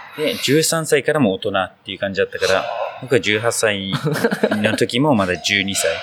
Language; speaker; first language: Japanese; non-native, fluent; English